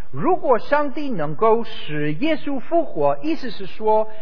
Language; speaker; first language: Chinese; non-native, fluent; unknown